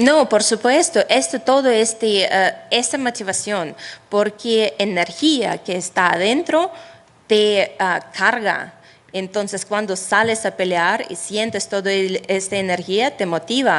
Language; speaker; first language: Spanish; non-native, fluent; Russian